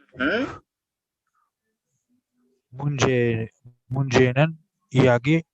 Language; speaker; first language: Korean; non-native, learner; Uzbek